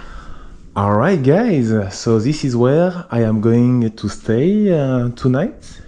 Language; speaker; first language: English; non-native, fluent; Spanish